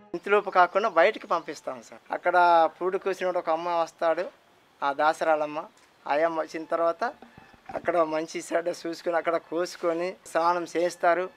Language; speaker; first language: Telugu; non-native, local second language; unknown